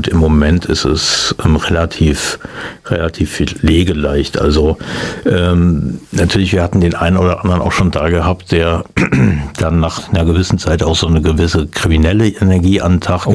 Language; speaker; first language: German; native; German